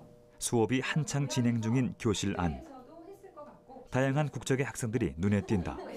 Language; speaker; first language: Korean; native; Korean